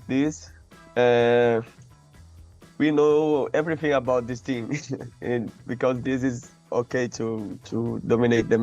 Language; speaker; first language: English; non-native, learner; Portuguese